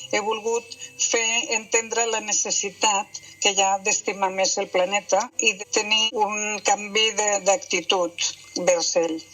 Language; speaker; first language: Catalan; non-native, local second language; Spanish